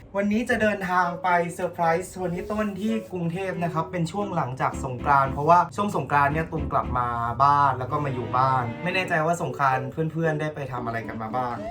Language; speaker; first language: Thai; native; Thai